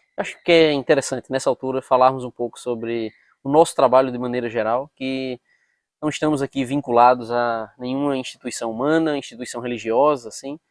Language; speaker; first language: Portuguese; native; Portuguese